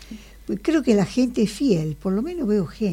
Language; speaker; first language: Spanish; native; Spanish